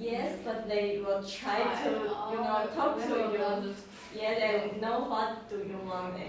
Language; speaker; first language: English; non-native, learner; Chinese